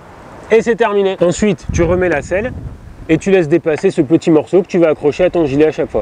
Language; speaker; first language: French; native; French